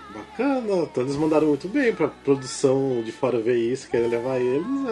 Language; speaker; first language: Portuguese; native; Portuguese